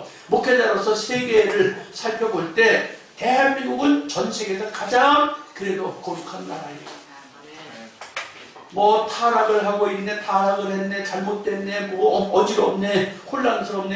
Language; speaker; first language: Korean; native; Korean